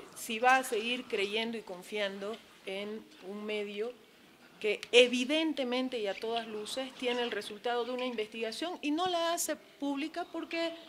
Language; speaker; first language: Spanish; native; Spanish